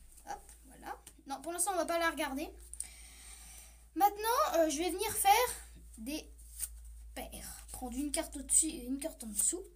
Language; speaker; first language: French; native; French